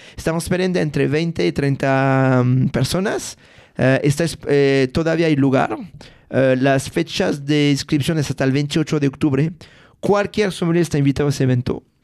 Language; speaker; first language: Spanish; non-native, fluent; French